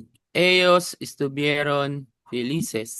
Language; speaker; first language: Spanish; non-native, learner; Filipino